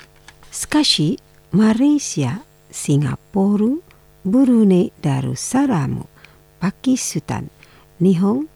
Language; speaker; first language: Japanese; non-native, fluent; Indonesian